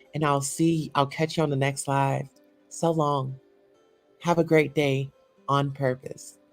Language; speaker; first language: English; native; English